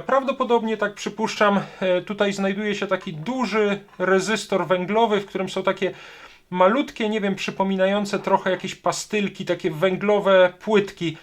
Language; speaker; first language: Polish; native; Polish